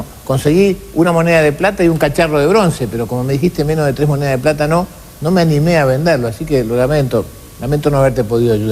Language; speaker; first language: Spanish; native; Spanish